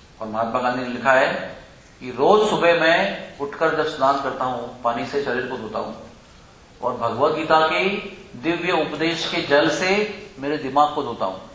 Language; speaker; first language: Hindi; non-native, local second language; Marathi